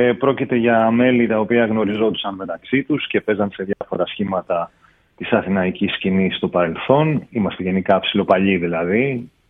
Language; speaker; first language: Greek; early bilingual, heritage; English